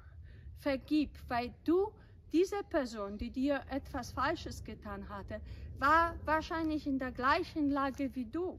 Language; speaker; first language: German; non-native, fluent; Polish